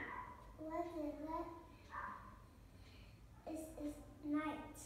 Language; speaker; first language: English; non-native, learner; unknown